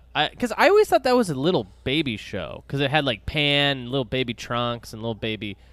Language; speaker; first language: English; native; English